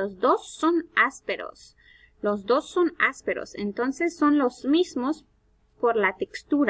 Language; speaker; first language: Spanish; non-native, fluent; English